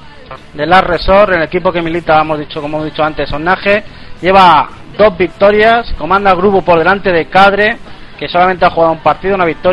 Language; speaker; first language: Spanish; native; Spanish